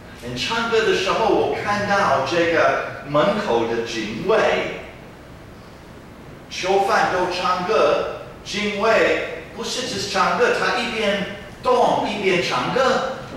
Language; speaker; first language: Chinese; non-native, fluent; English